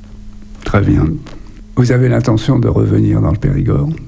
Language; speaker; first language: French; native; French